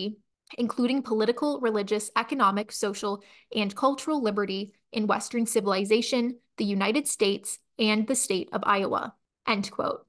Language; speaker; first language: English; native; English